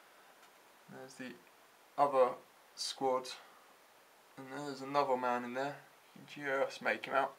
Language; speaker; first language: English; native; English